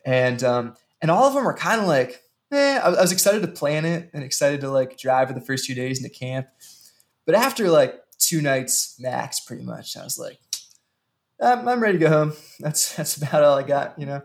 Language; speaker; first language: English; native; English